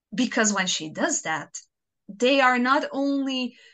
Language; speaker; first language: English; non-native, fluent; Croatian